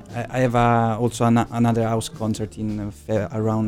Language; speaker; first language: English; non-native, fluent; Italian